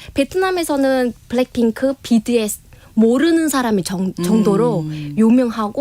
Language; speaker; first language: Korean; non-native, fluent; Vietnamese